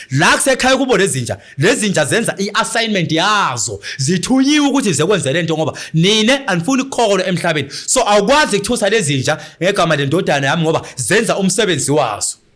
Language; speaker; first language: Zulu; native; Zulu